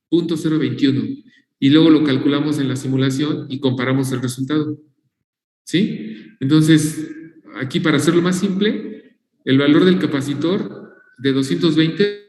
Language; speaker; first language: Spanish; native; Spanish